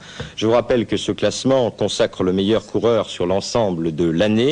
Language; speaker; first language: French; native; French